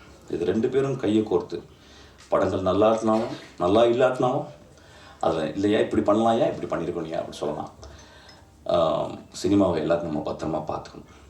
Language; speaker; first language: Tamil; native; Tamil